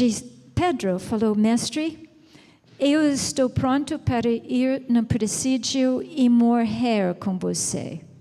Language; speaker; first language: Portuguese; non-native, fluent; English